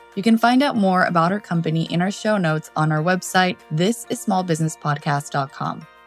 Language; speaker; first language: English; non-native, fluent; Spanish